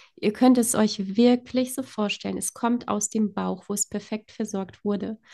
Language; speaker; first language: German; early bilingual, other home language; Polish